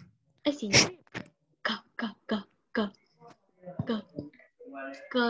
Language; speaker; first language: English; non-native, learner; Vietnamese